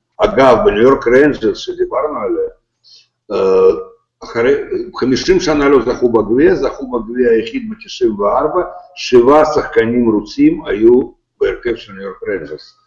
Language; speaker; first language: Hebrew; non-native, fluent; Russian